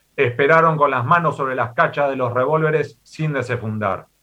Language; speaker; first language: Spanish; native; Spanish